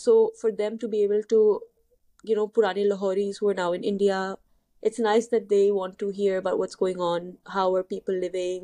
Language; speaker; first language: English; non-native, local second language; Urdu